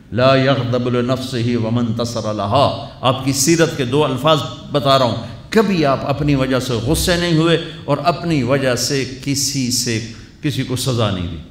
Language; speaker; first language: Urdu; non-native, local second language; Punjabi